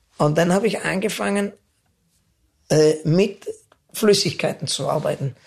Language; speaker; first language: German; native; German